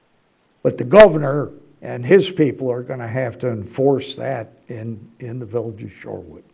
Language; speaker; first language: English; native; English